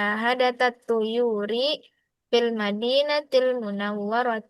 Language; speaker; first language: Arabic; non-native, fluent; Indonesian